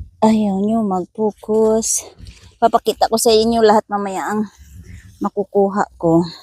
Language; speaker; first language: Filipino; non-native, local second language; Masbatenyo